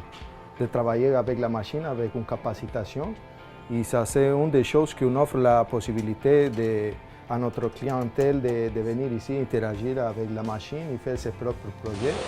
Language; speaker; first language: French; non-native, fluent; Spanish